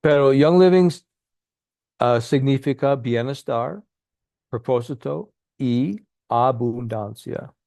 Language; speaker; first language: Spanish; non-native, learner; English